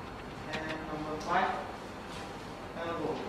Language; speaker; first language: English; non-native, learner; Indonesian